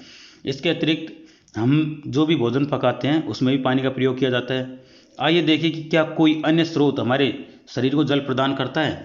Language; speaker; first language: Hindi; native; Hindi